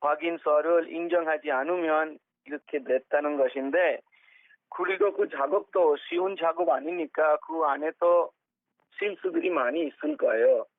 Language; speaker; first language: Korean; non-native, fluent; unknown